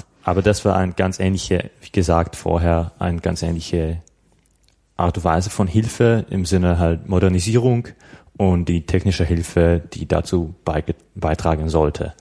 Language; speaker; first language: German; non-native, fluent; Slovak